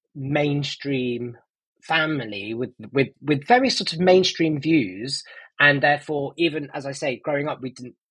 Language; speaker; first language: English; native; English